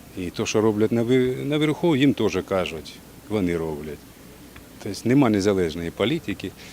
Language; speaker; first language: Ukrainian; native; Ukrainian